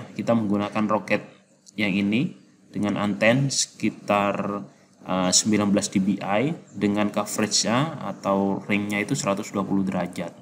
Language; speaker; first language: Indonesian; native; Indonesian